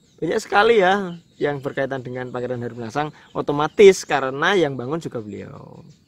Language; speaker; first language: Indonesian; non-native, local second language; Javanese